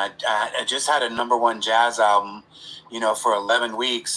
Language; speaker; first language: English; native; English